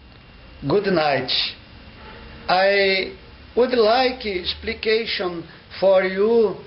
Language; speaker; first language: English; non-native, learner; Portuguese